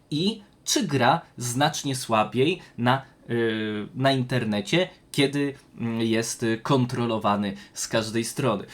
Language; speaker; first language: Polish; native; Polish